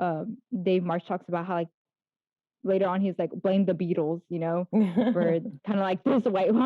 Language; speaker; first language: English; native; English